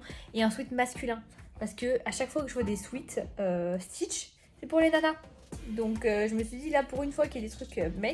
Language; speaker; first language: French; native; French